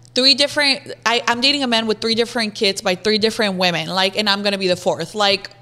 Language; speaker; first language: English; non-native, fluent; Spanish